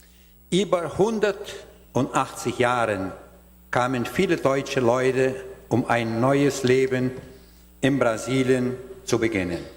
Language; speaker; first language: German; non-native, learner; Portuguese